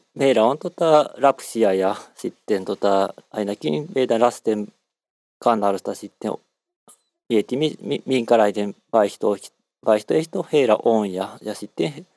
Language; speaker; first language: Finnish; non-native, learner; Japanese